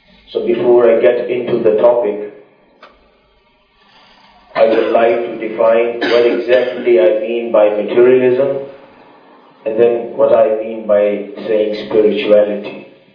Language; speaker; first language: English; non-native, local second language; Urdu